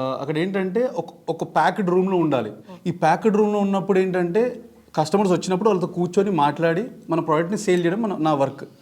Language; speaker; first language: Telugu; native; Telugu